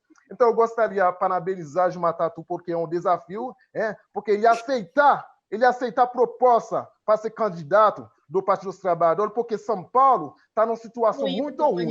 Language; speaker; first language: Portuguese; non-native, fluent; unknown